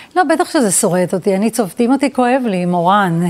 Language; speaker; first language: Hebrew; early bilingual, other home language; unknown